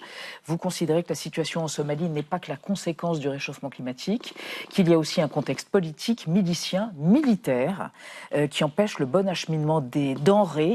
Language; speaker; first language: French; native; French